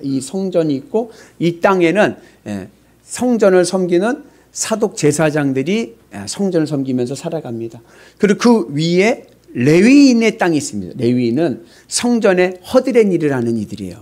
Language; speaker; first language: Korean; native; Korean